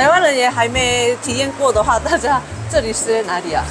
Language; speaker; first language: Chinese; non-native, fluent; Korean